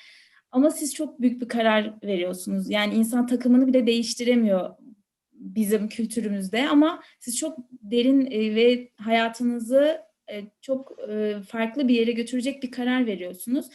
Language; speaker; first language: Turkish; native; Turkish